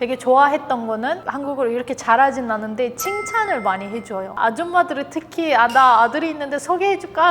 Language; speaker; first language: Korean; non-native, fluent; Turkish